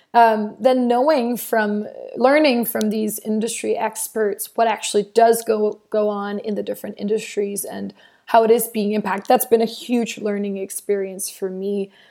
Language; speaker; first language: English; non-native, fluent; Danish